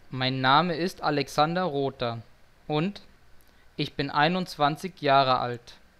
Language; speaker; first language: German; non-native, fluent; Portuguese